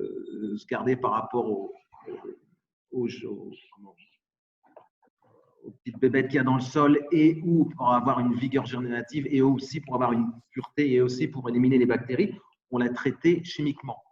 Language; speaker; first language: French; native; French